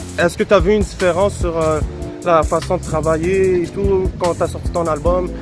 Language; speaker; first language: French; native; French